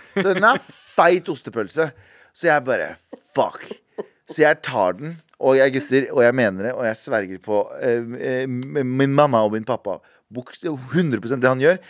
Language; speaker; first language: Norwegian; early bilingual, other home language; Kurdish